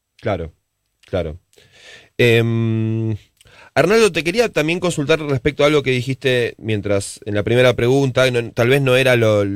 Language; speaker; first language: Spanish; native; Spanish